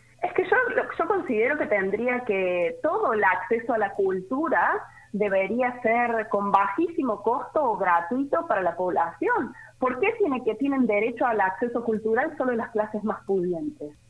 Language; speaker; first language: Spanish; native; Spanish